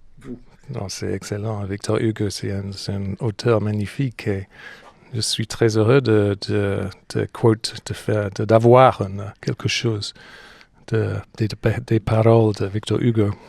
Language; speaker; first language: French; non-native, fluent; English